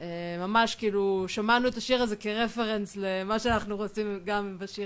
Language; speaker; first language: Hebrew; native; Hebrew